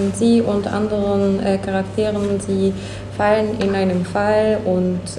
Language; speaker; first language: German; non-native, learner; Japanese